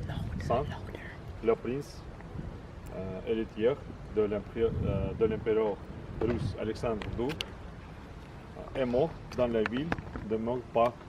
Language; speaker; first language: French; non-native, learner; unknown